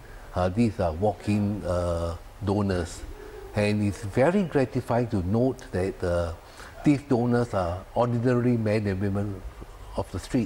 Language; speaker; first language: English; non-native, local second language; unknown